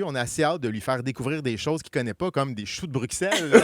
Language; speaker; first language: French; native; French